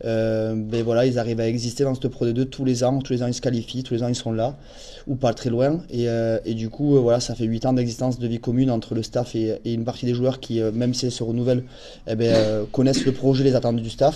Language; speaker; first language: French; native; French